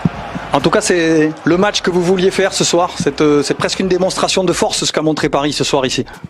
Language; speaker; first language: French; native; French